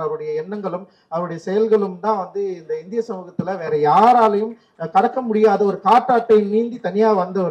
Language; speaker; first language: Tamil; native; Tamil